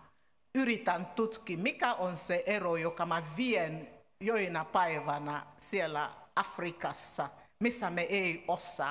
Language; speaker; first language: Finnish; non-native, learner; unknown